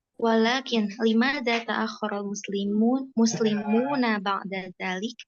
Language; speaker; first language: Arabic; non-native, learner; Indonesian